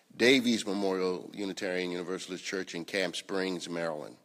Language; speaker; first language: English; native; English